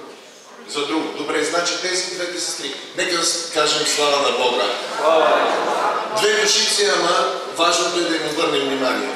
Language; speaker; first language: Bulgarian; native; Bulgarian